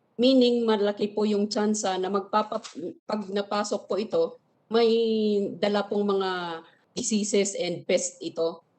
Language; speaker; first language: Filipino; non-native, local second language; Iloko